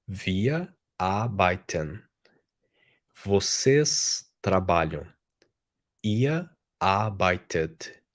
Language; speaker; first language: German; non-native, fluent; Portuguese